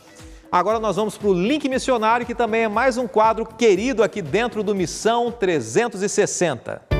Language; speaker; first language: Portuguese; native; Portuguese